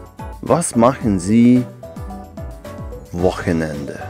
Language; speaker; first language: German; non-native, fluent; Serbian